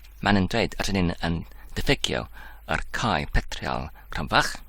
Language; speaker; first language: Welsh; non-native, local second language; English